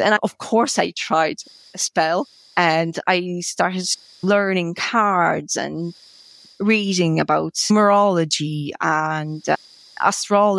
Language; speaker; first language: English; non-native, fluent; Polish